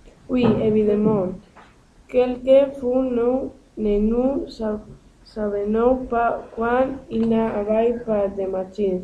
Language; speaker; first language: French; non-native, learner; Spanish